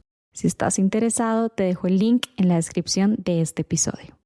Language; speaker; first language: Spanish; native; Spanish